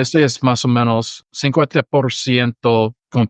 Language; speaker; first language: Spanish; non-native, fluent; English